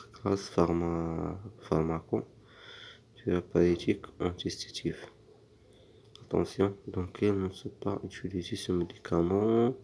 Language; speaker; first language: French; non-native, local second language; Arabic